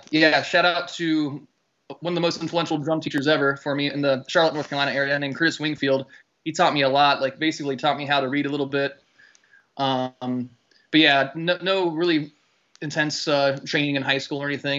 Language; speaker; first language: English; native; English